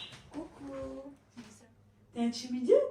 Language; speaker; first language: French; native; French